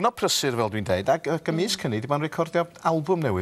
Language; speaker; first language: Welsh; native; Welsh